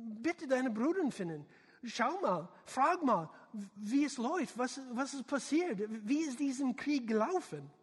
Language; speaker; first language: German; non-native, learner; English